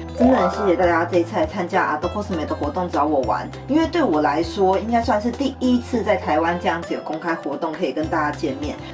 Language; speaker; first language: Chinese; native; Chinese